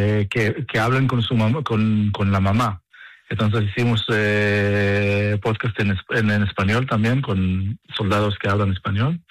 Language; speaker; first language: Spanish; non-native, learner; Hebrew